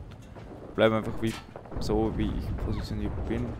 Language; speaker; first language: German; native; German